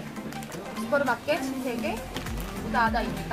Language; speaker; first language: Indonesian; non-native, fluent; Korean